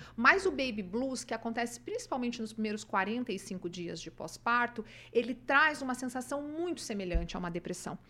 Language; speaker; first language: Portuguese; native; Portuguese